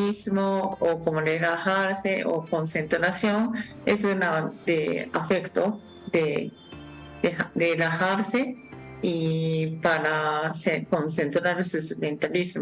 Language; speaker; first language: Spanish; non-native, learner; Japanese